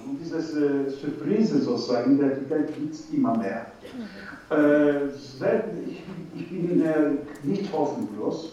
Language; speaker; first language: German; non-native, learner; Turkish